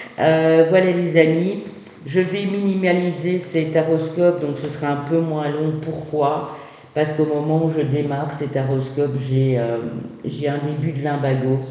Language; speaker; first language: French; native; French